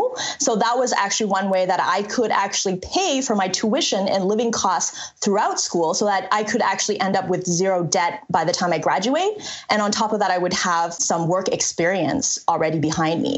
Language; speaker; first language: English; early bilingual, other home language; Chinese